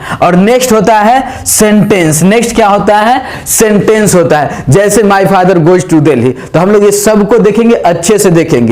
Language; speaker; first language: Hindi; native; Hindi